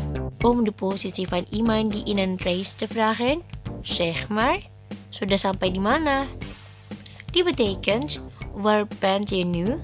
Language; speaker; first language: Dutch; non-native, learner; Indonesian